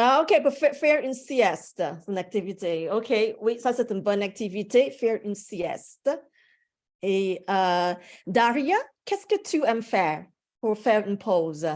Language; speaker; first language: French; non-native, fluent; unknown